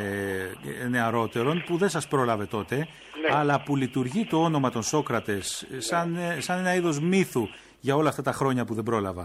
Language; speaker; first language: Greek; native; Greek